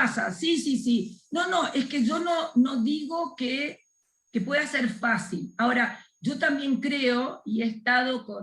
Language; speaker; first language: Spanish; native; Spanish